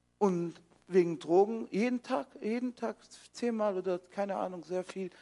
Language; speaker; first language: German; early bilingual, other home language; Kurdish